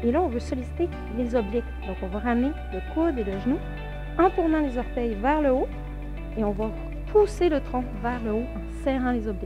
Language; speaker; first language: French; native; French